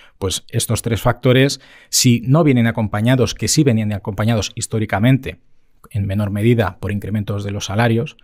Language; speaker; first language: Spanish; native; Spanish